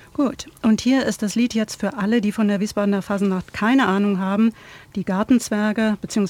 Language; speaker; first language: German; native; German